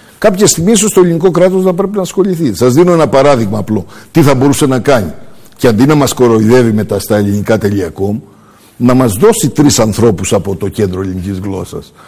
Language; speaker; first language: Greek; early bilingual, heritage; Greek